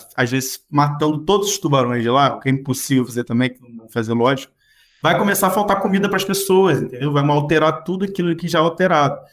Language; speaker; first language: Portuguese; native; Portuguese